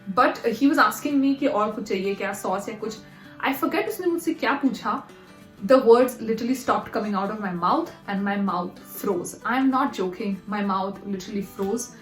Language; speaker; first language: Hindi; native; Hindi